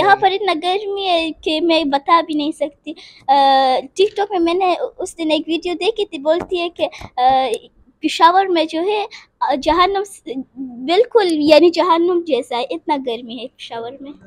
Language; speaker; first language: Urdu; early bilingual, other home language; Persian